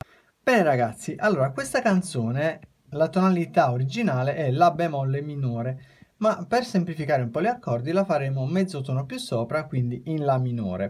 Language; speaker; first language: Italian; native; Italian